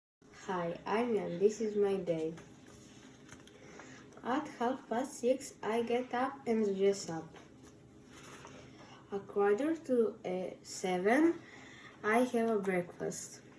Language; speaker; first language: English; non-native, learner; Croatian